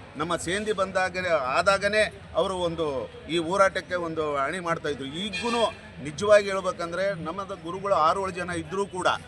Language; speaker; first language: Kannada; native; Kannada